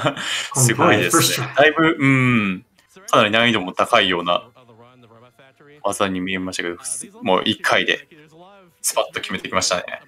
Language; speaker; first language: Japanese; native; Japanese